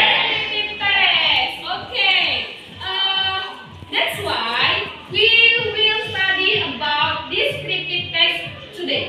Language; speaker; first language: English; non-native, fluent; Indonesian